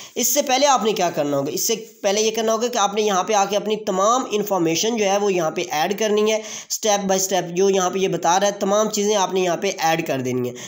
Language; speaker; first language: Urdu; non-native, local second language; Punjabi